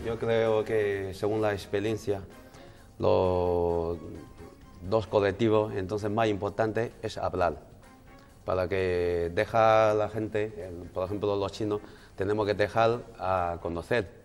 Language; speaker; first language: Spanish; non-native, learner; Chinese